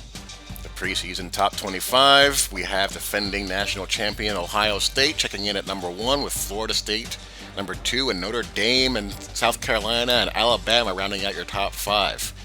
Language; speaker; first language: English; native; English